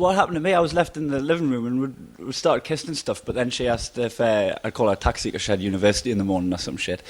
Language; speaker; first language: English; native; English